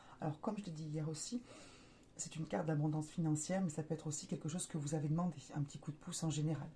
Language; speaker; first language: French; native; French